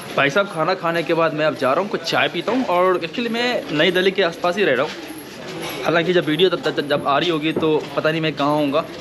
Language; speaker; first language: Hindi; native; Hindi